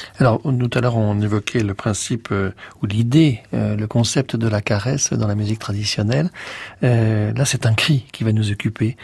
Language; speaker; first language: French; native; French